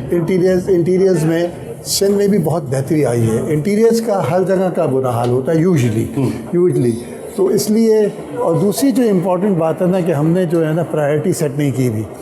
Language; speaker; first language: Urdu; native; Urdu